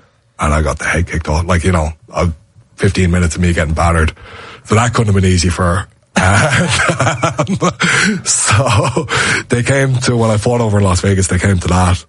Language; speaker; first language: English; native; English